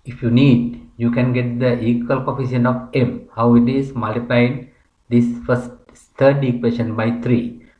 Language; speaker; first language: English; non-native, local second language; Sinhala